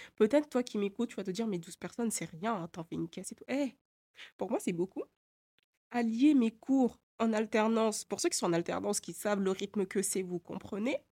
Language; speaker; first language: French; native; French